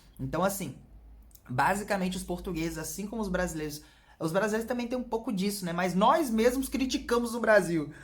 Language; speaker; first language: Portuguese; native; Portuguese